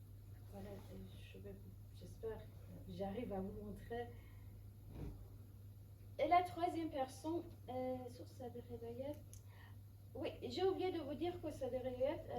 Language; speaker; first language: French; non-native, fluent; Persian